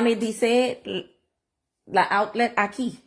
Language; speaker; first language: Spanish; non-native, learner; Haitian Creole